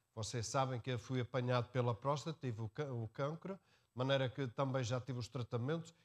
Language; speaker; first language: Portuguese; native; Portuguese